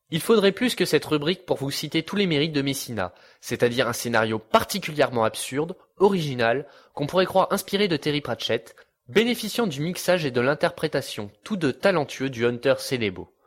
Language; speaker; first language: French; native; French